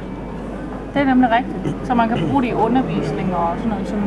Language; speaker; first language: Danish; native; Danish